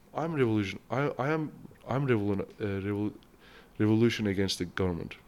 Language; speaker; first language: English; non-native, fluent; Turkish